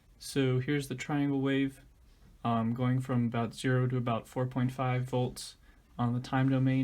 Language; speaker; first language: English; native; English